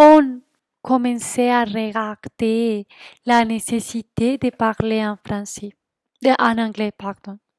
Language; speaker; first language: French; non-native, fluent; Spanish